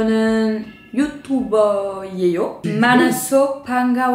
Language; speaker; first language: Korean; non-native, learner; French